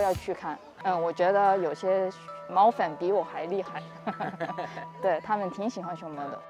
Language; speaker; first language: Chinese; non-native, fluent; Japanese